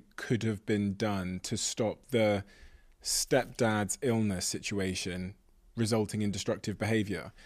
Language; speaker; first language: English; native; English